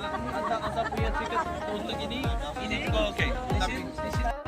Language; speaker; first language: Indonesian; non-native, fluent; Turkish